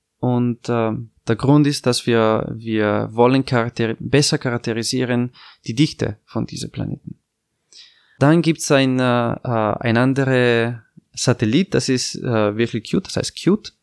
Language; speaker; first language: German; non-native, fluent; Italian